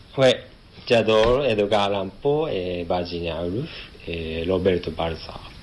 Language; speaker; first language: French; non-native, learner; Japanese